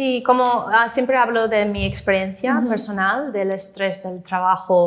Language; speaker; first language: Spanish; non-native, fluent; English